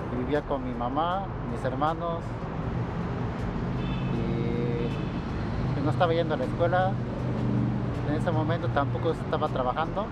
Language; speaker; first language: Spanish; native; Spanish